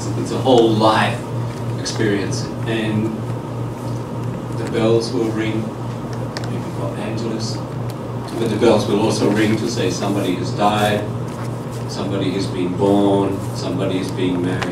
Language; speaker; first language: English; native; English